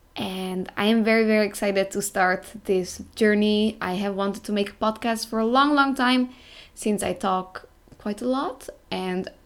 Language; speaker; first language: English; non-native, fluent; Dutch